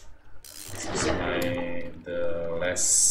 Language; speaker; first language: English; non-native, learner; Indonesian